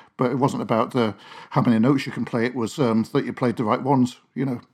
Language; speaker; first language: English; native; English